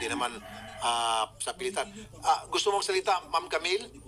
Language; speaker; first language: Filipino; native; Filipino